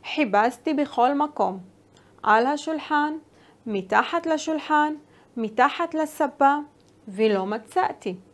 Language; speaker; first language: Hebrew; non-native, local second language; Arabic